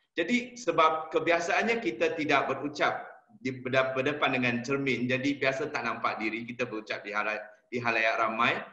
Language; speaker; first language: Malay; non-native, local second language; Chinese